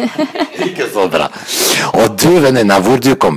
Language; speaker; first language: Norwegian; non-native, fluent; Croatian